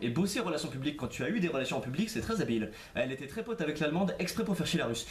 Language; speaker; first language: French; native; French